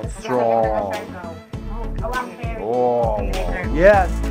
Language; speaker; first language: English; non-native, learner; Russian